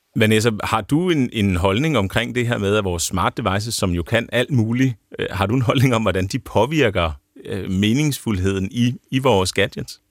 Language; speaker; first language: Danish; native; Danish